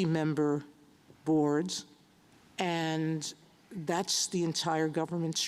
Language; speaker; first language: English; native; English